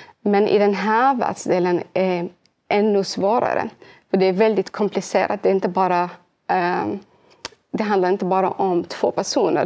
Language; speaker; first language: Swedish; early bilingual, other home language; Arabic